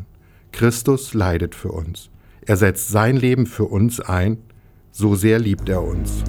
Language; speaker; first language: German; native; German